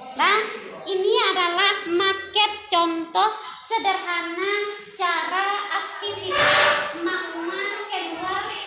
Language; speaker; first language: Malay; non-native, local second language; Minangkabau